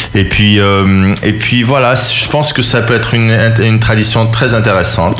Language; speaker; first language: French; early bilingual, other home language; Spanish